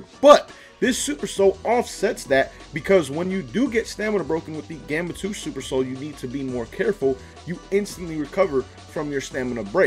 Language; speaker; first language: English; native; English